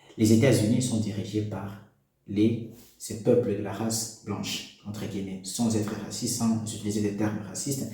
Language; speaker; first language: French; non-native, local second language; Lingala